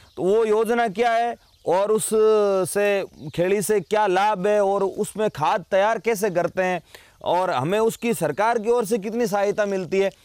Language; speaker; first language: Hindi; native; Hindi